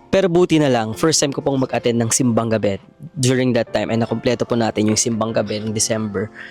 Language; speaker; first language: Filipino; native; Filipino